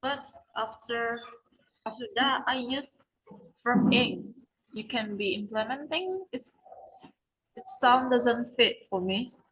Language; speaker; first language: English; non-native, learner; Indonesian